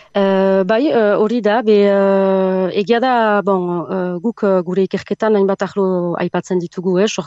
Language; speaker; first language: Basque; native; Basque